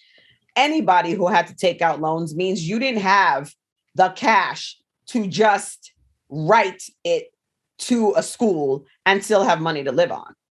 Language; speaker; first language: English; native; English